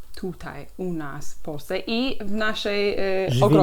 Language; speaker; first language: Polish; non-native, learner; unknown